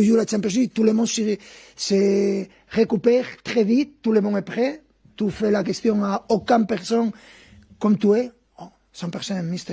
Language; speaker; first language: French; non-native, fluent; Spanish